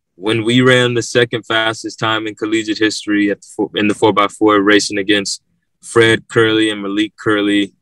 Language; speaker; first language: English; native; English